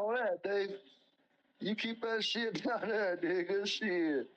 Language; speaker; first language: English; native; English